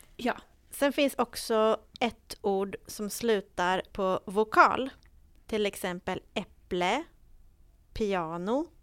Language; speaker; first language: Swedish; native; Swedish